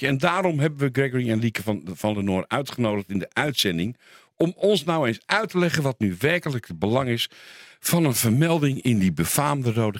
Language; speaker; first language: Dutch; native; Dutch